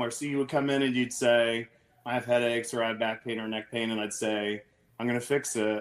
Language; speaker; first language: English; native; English